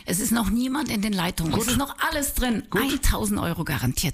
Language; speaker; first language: German; native; German